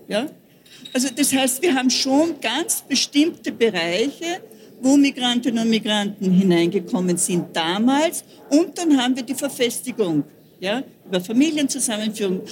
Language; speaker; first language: German; native; German